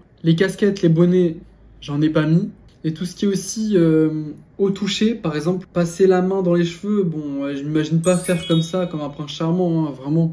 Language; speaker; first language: French; native; French